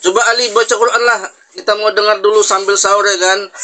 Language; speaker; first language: Indonesian; native; Indonesian